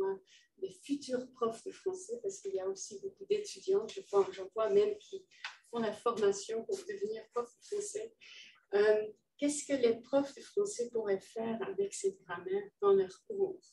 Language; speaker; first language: French; non-native, fluent; Dutch